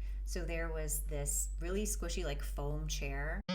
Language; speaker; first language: English; native; English